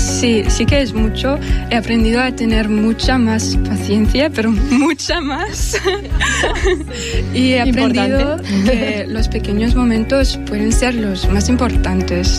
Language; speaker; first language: Spanish; non-native, fluent; German